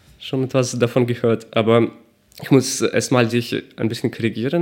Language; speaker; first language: German; non-native, fluent; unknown